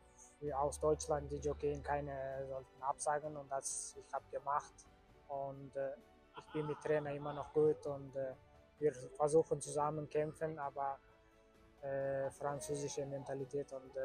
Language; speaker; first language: German; non-native, learner; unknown